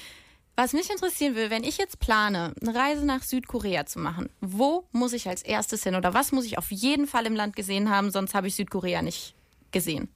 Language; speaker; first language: German; native; German